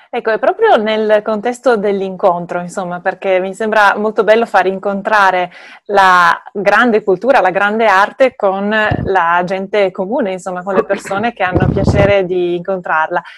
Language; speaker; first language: Italian; native; Italian